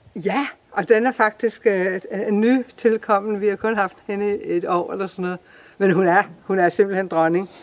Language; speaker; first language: Danish; native; Danish